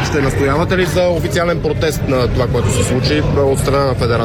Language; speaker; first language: Bulgarian; native; Bulgarian